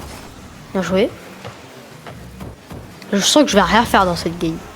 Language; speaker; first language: French; native; French